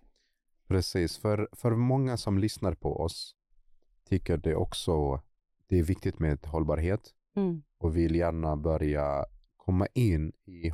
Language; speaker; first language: Swedish; non-native, fluent; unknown